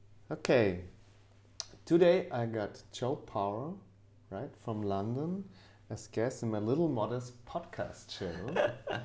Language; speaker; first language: English; non-native, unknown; German